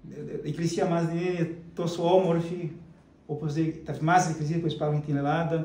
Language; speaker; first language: Greek; non-native, fluent; Portuguese